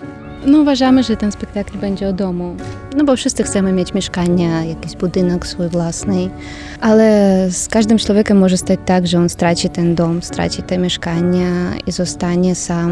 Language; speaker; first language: Polish; non-native, learner; Ukrainian